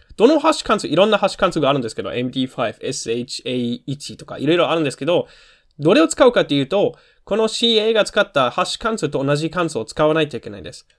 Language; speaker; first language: Japanese; non-native, fluent; German